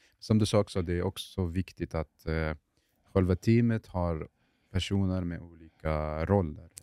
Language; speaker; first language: Swedish; early bilingual, other home language; Arabic